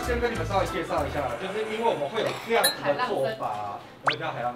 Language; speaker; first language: Chinese; native; Chinese